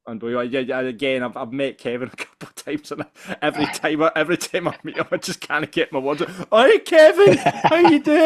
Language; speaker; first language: English; native; English